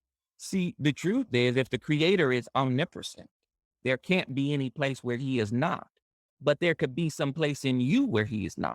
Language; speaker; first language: English; native; English